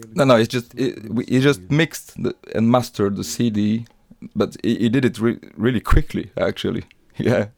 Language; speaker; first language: English; non-native, fluent; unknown